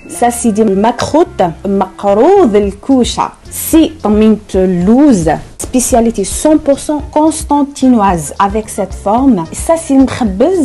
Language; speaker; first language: French; non-native, local second language; Arabic